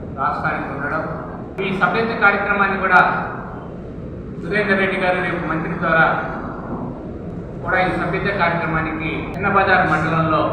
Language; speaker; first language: Telugu; native; Telugu